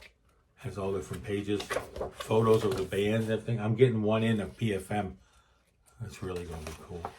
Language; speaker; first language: English; native; English